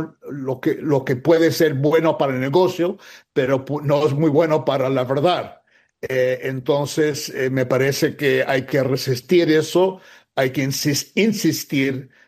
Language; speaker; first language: Spanish; non-native, fluent; English